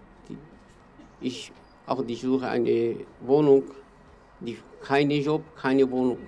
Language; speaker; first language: German; non-native, learner; Kurdish